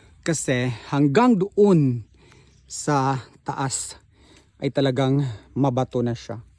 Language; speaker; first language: Filipino; native; Filipino